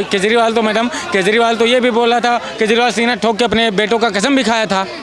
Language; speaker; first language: Hindi; native; Hindi